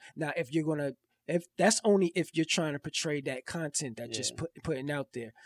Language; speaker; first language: English; native; English